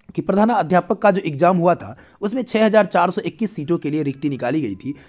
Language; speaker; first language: Hindi; native; Hindi